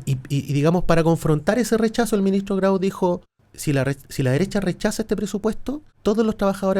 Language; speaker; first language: Spanish; native; Spanish